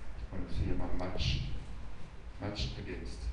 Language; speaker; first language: Spanish; non-native, fluent; French